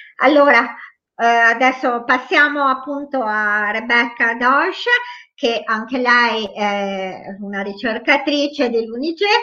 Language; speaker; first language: Italian; native; Italian